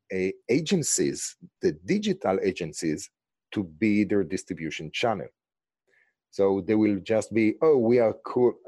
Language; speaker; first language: English; non-native, fluent; Hebrew